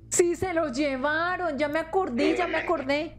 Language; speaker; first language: Spanish; native; Spanish